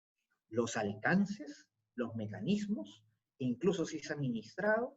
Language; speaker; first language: Spanish; native; Spanish